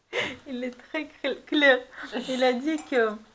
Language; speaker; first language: French; non-native, learner; Armenian